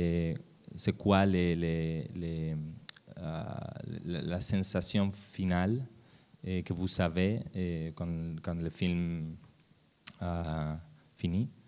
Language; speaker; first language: French; non-native, learner; Spanish